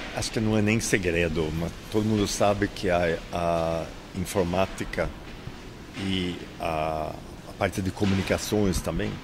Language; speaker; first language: Portuguese; non-native, fluent; Swedish